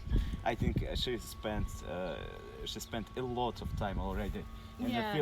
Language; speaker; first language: English; non-native, learner; Russian